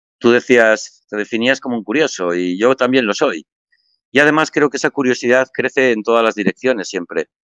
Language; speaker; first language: Spanish; native; Spanish